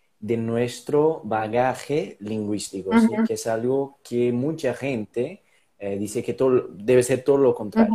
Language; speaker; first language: Spanish; non-native, fluent; Portuguese